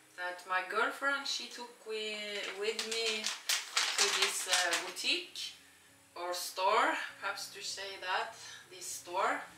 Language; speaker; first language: English; non-native, learner; Norwegian